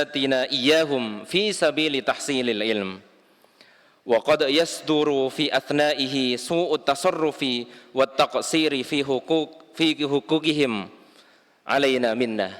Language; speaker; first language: Arabic; non-native, fluent; Indonesian